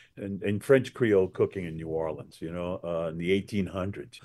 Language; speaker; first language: English; early bilingual, other home language; French